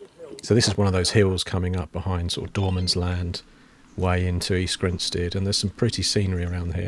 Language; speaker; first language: English; native; English